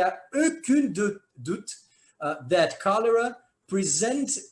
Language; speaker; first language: French; non-native, fluent; Portuguese